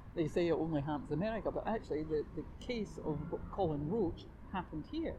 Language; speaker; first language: English; native; English